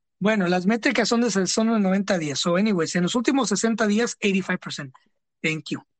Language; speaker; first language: Spanish; early bilingual, heritage; Spanish